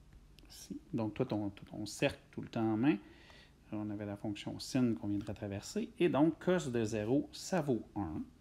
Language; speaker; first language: French; native; French